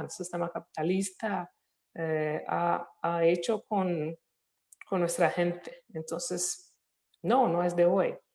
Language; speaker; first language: Spanish; non-native, fluent; Portuguese